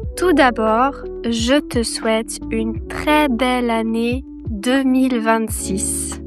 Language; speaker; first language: French; native; French